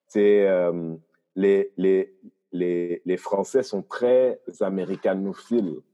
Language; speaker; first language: French; early bilingual, other home language; Haitian Creole